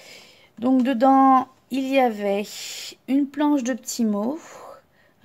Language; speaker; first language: French; native; French